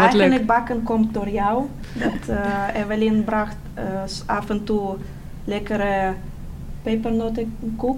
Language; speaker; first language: Dutch; non-native, fluent; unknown